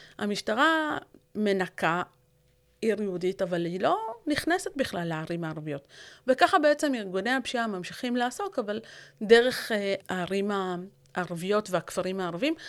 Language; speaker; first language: Hebrew; non-native, local second language; Arabic